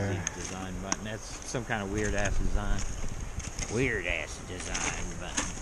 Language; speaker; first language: English; native; English